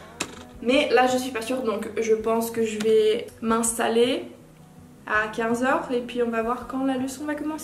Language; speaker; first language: French; non-native, fluent; Finnish